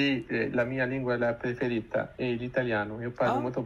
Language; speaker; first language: Italian; non-native, learner; Arabic